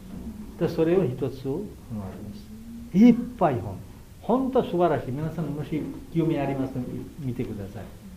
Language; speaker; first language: Japanese; non-native, learner; Bangla